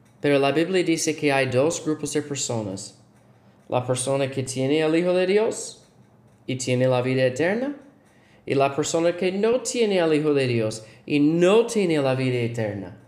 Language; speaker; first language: Spanish; non-native, learner; English